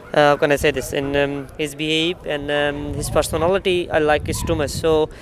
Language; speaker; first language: English; non-native, local second language; Bangla